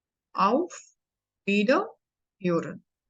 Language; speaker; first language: German; non-native, learner; Hindi